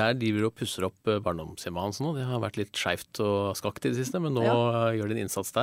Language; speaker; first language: Norwegian; native; Norwegian